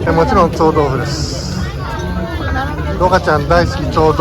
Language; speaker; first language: Japanese; native; Japanese